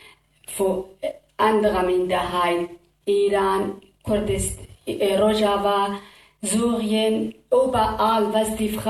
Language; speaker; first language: German; non-native, learner; Kurdish